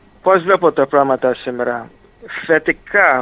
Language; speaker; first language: Greek; non-native, fluent; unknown